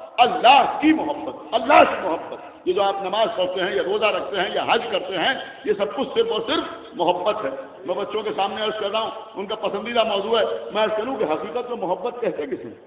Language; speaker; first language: Urdu; native; Urdu